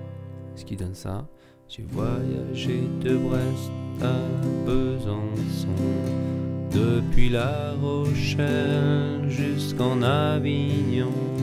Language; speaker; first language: French; native; French